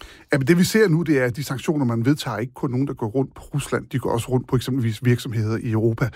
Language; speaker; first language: Danish; native; Danish